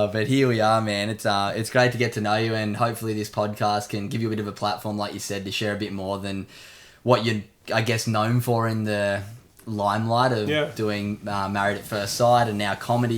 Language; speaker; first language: English; native; English